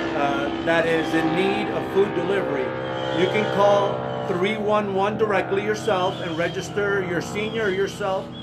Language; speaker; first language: English; early bilingual, other home language; Spanish